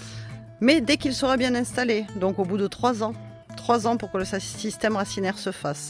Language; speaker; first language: French; native; French